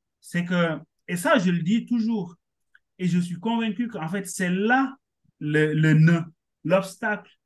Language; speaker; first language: French; non-native, local second language; Wolof